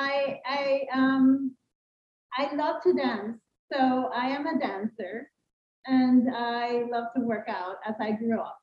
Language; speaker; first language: English; non-native, fluent; Spanish